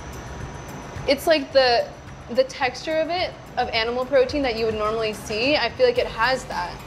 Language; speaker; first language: English; native; English